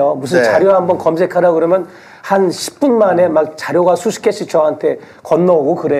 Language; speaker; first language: Korean; native; Korean